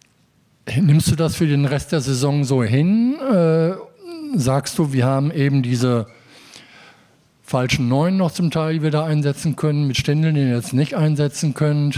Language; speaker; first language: German; native; German